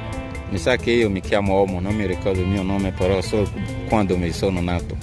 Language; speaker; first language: Italian; non-native, fluent; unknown